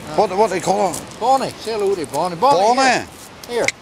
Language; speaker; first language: English; native; English